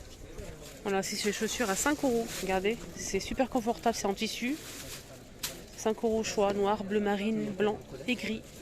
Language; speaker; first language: French; native; French